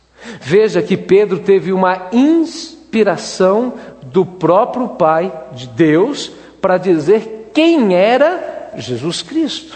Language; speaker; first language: Portuguese; native; Portuguese